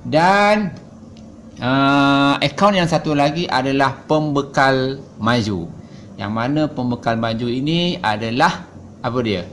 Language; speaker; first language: Malay; native; Malay